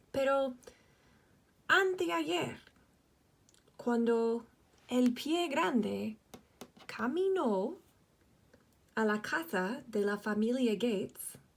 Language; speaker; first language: Spanish; non-native, fluent; English